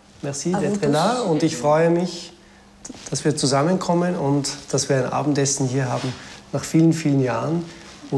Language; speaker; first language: German; native; German